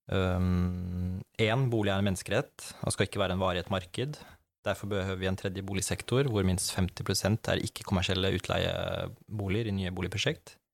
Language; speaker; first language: Norwegian; native; Norwegian